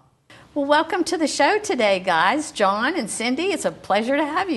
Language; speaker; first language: English; native; English